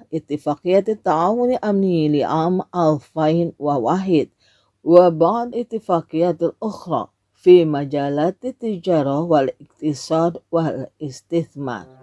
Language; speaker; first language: Arabic; non-native, fluent; Indonesian